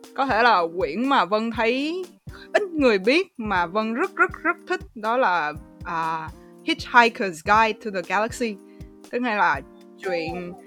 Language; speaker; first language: Vietnamese; native; Vietnamese